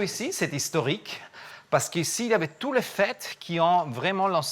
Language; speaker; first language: French; non-native, fluent; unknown